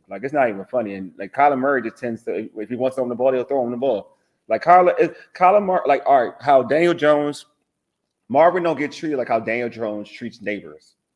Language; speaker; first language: English; native; English